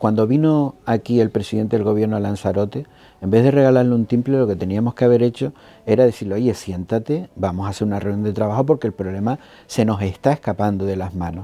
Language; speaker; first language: Spanish; native; Spanish